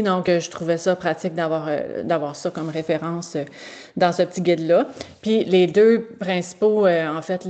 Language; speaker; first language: French; native; French